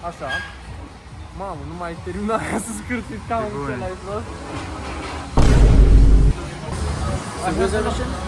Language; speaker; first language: Romanian; native; Romanian